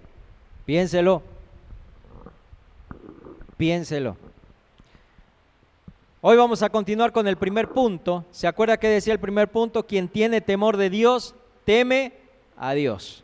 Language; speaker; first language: Spanish; native; Spanish